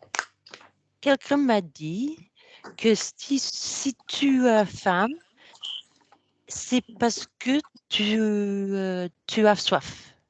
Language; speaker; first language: French; non-native, learner; English